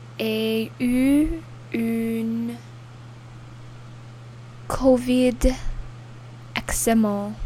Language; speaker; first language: French; non-native, learner; English